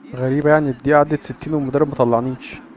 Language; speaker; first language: Arabic; native; Arabic